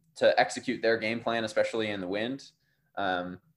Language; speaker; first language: English; native; English